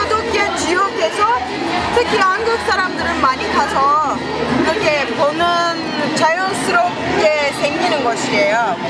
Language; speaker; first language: Korean; non-native, fluent; Turkish